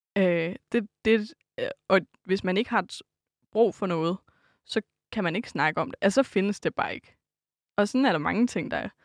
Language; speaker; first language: Danish; native; Danish